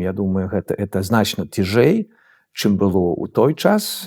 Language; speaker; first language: Russian; non-native, fluent; Swedish